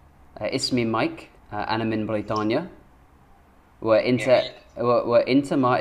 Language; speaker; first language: Arabic; non-native, learner; English